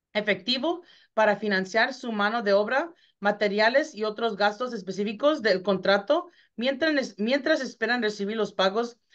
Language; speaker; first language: Spanish; early bilingual, heritage; Spanish